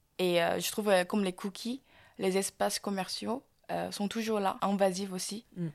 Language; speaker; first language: French; non-native, fluent; Korean